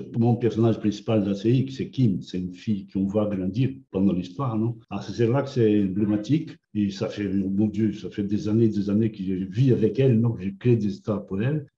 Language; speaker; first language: French; non-native, fluent; Portuguese